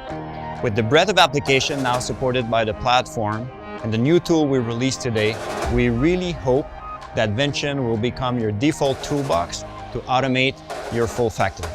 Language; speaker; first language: English; non-native, local second language; French